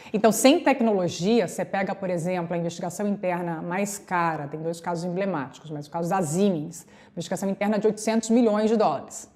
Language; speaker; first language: Portuguese; native; Portuguese